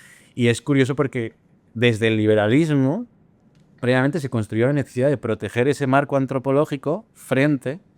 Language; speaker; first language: Spanish; native; Spanish